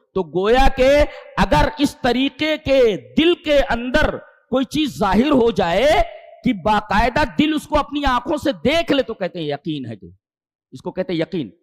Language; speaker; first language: Urdu; native; Urdu